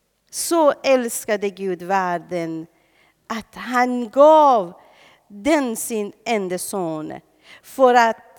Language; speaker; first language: Swedish; non-native, fluent; Persian